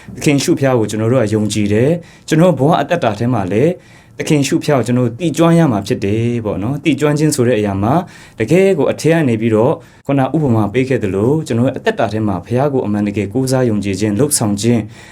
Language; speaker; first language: Burmese; non-native, local second language; Kachin